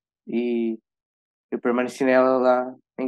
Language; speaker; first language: Portuguese; early bilingual, other home language; Spanish